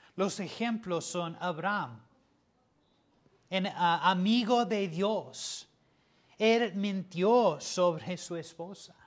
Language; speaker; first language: Spanish; non-native, fluent; English